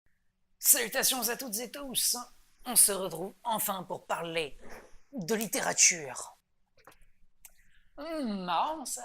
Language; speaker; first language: French; native; French